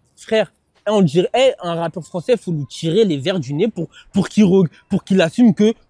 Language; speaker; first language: French; native; French